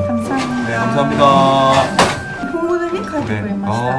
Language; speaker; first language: Korean; non-native, learner; Japanese